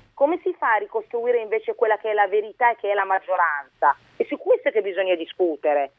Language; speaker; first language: Italian; early bilingual, other home language; Arabic